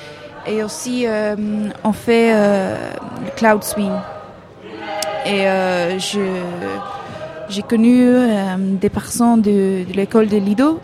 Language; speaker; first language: French; non-native, fluent; Hebrew